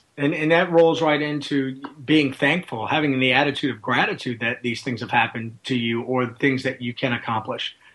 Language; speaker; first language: English; native; English